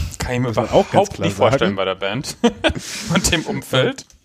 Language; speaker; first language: German; native; German